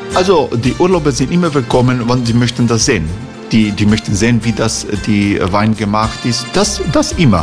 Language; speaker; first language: German; non-native, fluent; Croatian